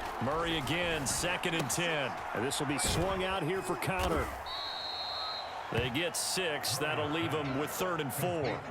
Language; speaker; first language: English; native; English